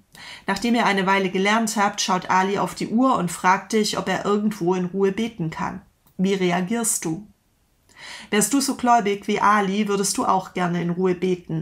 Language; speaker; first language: German; native; German